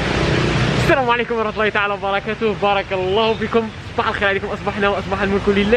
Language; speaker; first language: Arabic; native; Arabic